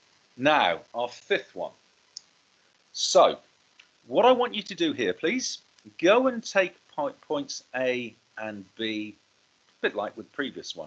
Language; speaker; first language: English; native; English